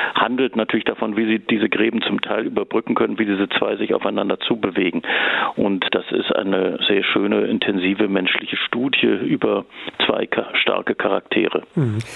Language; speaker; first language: German; native; German